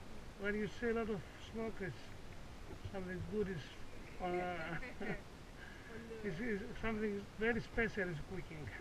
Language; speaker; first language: English; non-native, learner; Greek